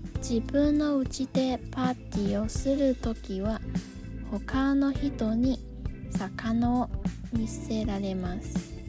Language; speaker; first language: Japanese; non-native, learner; Chinese